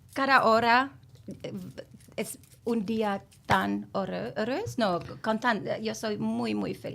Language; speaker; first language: Spanish; non-native, learner; English